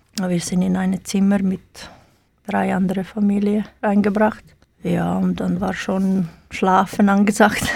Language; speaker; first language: German; non-native, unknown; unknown